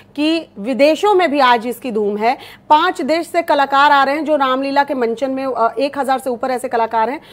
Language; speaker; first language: Hindi; native; Hindi